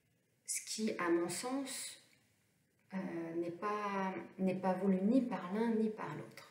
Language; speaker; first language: French; native; French